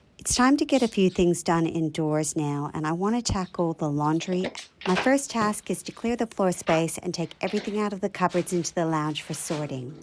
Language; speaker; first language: English; native; English